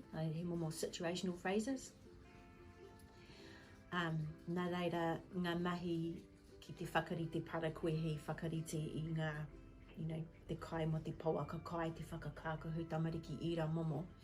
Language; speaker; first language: Māori; non-native, local second language; English